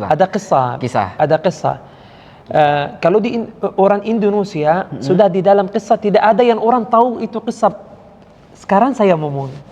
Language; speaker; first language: Indonesian; non-native, learner; Arabic